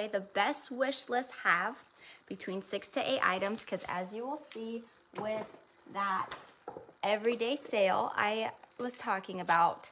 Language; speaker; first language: English; native; English